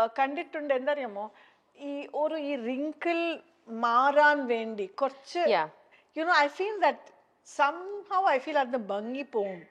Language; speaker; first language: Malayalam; non-native, local second language; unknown